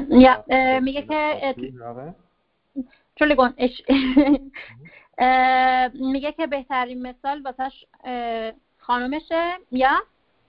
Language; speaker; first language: German; non-native, learner; Persian